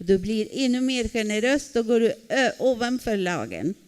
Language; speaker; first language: Swedish; non-native, fluent; Spanish